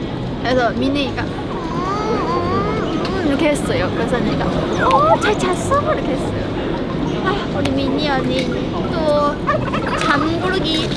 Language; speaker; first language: Korean; non-native, fluent; Chinese